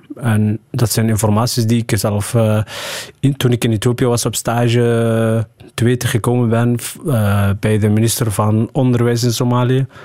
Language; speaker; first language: Dutch; early bilingual, other home language; Somali